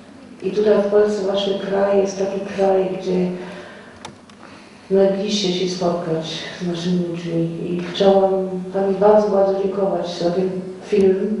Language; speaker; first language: Polish; non-native, learner; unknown